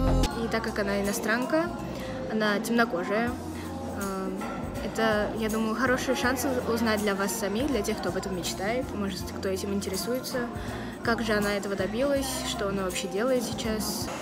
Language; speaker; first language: Russian; native; Russian